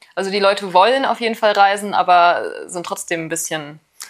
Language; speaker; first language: German; native; German